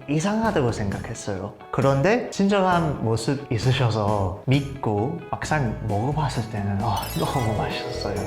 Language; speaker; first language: Korean; non-native, fluent; English